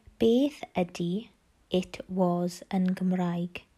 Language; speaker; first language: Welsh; non-native, learner; English